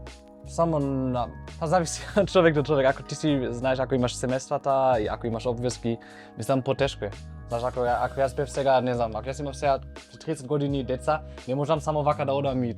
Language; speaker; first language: Macedonian; non-native, fluent; German